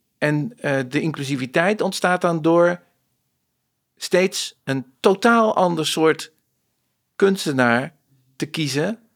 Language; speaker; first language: Dutch; native; Dutch